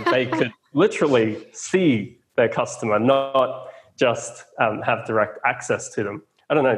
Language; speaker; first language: English; native; English